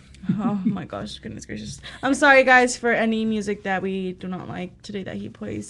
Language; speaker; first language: English; early bilingual, other home language; Spanish